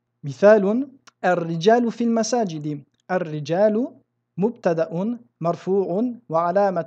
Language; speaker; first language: Arabic; non-native, fluent; French